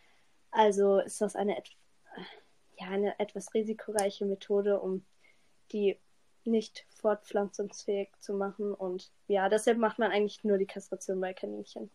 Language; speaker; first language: German; native; German